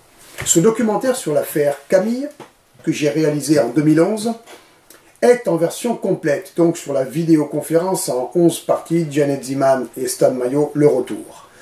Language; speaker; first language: French; native; French